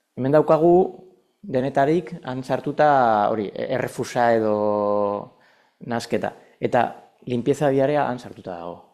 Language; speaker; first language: Basque; non-native, local second language; Spanish